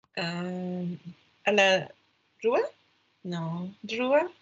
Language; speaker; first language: Portuguese; non-native, learner; Spanish